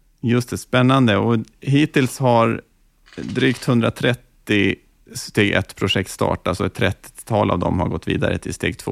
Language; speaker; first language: Swedish; native; Swedish